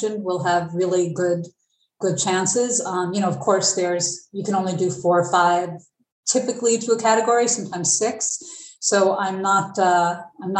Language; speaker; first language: English; native; English